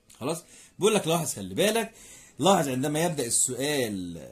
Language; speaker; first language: Arabic; native; Arabic